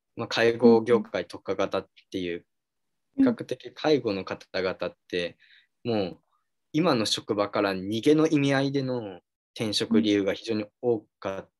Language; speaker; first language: Japanese; native; Japanese